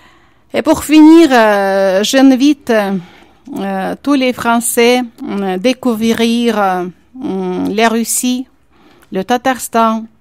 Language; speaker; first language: French; non-native, fluent; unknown